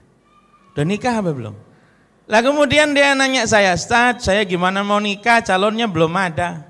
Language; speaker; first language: Indonesian; native; Indonesian